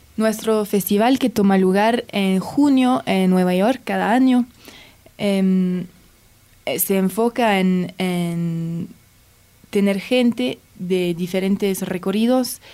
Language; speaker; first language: Spanish; early bilingual, heritage; English